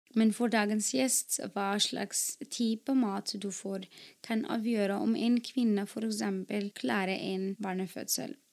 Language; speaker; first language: Norwegian; non-native, fluent; Arabic